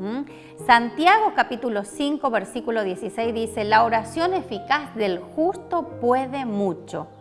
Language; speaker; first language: Spanish; native; Spanish